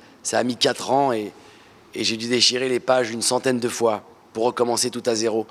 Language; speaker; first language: French; early bilingual, other home language; Arabic